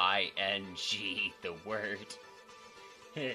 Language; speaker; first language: English; native; English